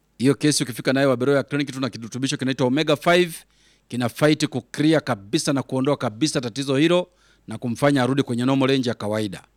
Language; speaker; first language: Swahili; native; Swahili